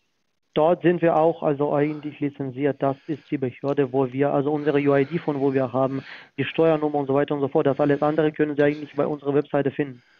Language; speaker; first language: German; non-native, learner; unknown